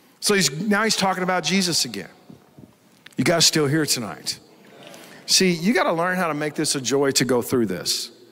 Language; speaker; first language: English; native; English